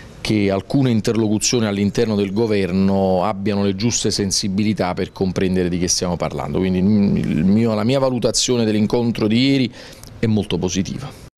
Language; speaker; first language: Italian; native; Italian